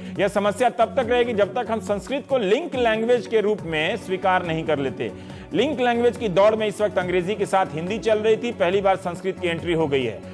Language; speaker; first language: Hindi; non-native, local second language; Bhojpuri